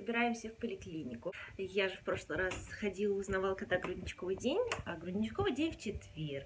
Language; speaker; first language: Russian; native; Russian